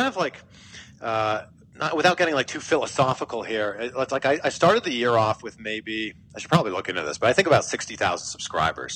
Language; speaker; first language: English; native; English